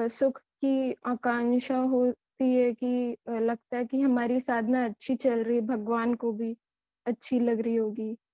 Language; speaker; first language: Hindi; native; Hindi